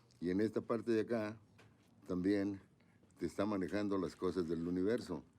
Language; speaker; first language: Spanish; native; Spanish